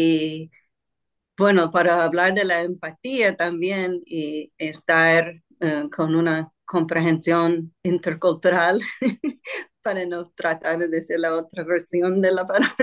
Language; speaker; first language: Spanish; non-native, fluent; English